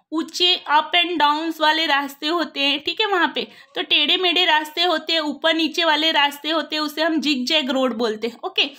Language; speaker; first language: Hindi; non-native, local second language; Gujarati